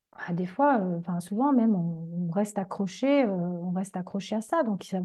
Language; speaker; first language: French; native; French